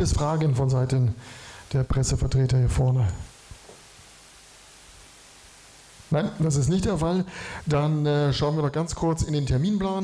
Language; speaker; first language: German; native; German